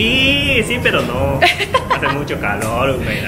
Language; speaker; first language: Spanish; non-native, fluent; Japanese